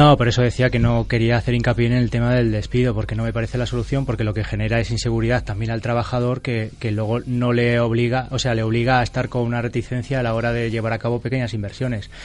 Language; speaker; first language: Spanish; native; Spanish